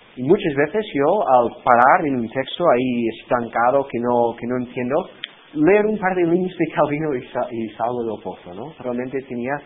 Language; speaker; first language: Spanish; non-native, fluent; English